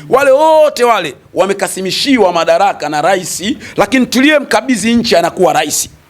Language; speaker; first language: Swahili; native; Swahili